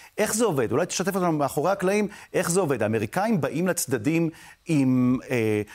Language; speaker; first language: Hebrew; native; Hebrew